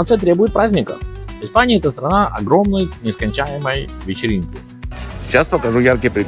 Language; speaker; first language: Russian; native; Russian